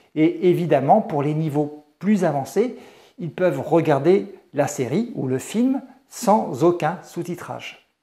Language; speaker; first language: French; native; French